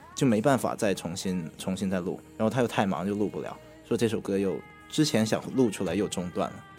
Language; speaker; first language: Chinese; native; Chinese